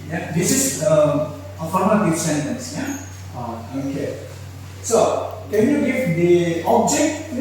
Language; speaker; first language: English; non-native, fluent; Indonesian